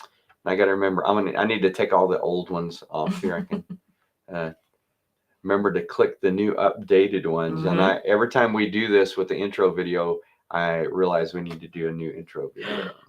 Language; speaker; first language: English; native; English